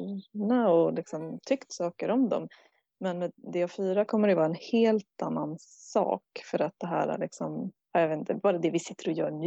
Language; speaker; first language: Swedish; native; Swedish